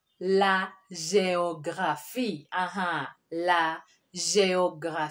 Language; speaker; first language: French; non-native, fluent; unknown